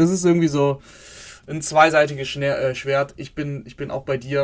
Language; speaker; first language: German; native; German